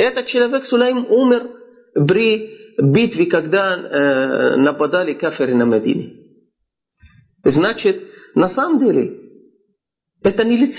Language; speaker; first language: Russian; non-native, fluent; Arabic